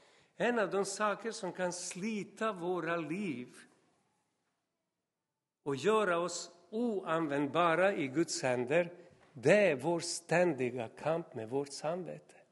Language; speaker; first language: Swedish; non-native, fluent; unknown